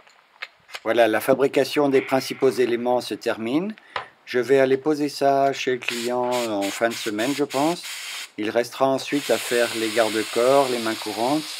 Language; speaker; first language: French; native; French